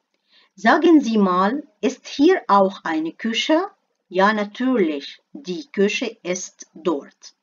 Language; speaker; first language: German; non-native, fluent; Arabic